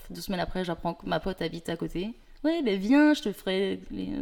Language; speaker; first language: French; native; French